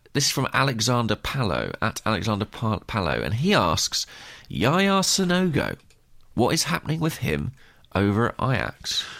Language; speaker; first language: English; native; English